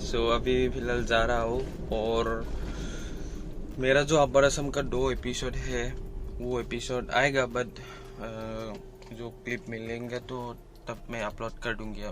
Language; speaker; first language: Hindi; non-native, local second language; Assamese